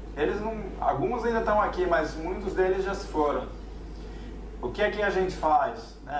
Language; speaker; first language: Portuguese; non-native, local second language; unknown